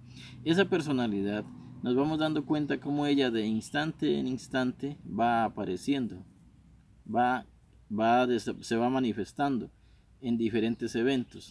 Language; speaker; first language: Spanish; native; Spanish